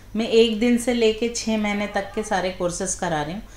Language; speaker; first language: Hindi; native; Hindi